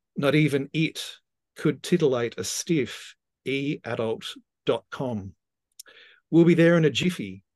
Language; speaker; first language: English; native; English